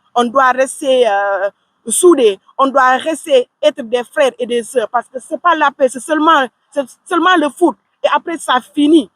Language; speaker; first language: French; non-native, local second language; Wolof